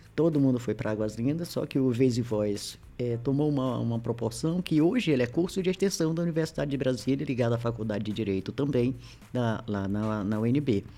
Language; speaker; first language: Portuguese; native; Portuguese